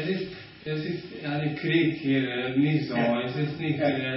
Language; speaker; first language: German; non-native, learner; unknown